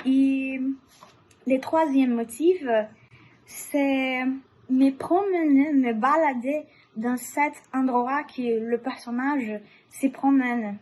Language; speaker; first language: French; non-native, learner; Portuguese